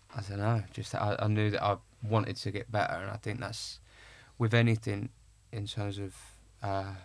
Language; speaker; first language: English; native; English